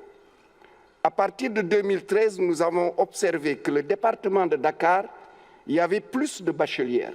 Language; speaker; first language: French; non-native, local second language; Wolof